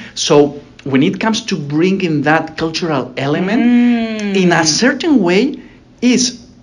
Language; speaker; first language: English; non-native, fluent; Spanish